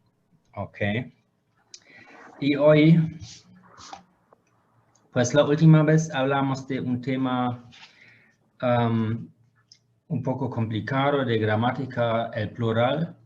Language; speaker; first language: Spanish; non-native, fluent; German